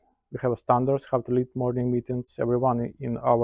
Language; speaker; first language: English; non-native, learner; Ukrainian